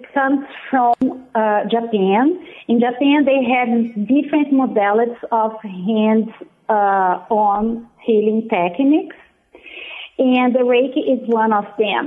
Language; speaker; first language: English; non-native, fluent; Portuguese